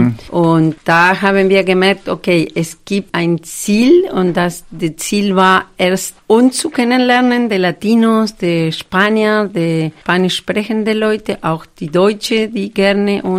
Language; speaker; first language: German; non-native, fluent; Spanish